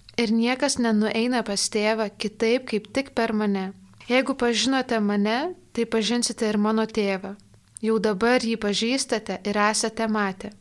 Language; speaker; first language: Lithuanian; native; Lithuanian